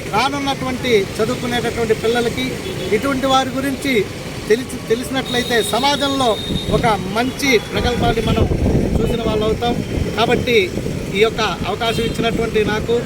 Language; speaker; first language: Telugu; native; Telugu